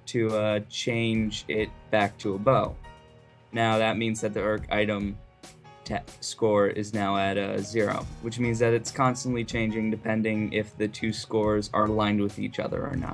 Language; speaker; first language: English; native; English